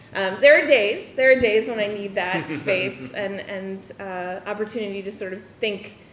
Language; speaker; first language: English; native; English